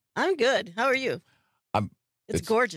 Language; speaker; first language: English; native; English